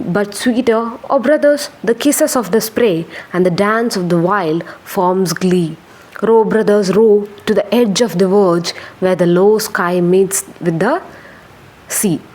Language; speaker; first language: English; non-native, local second language; Malayalam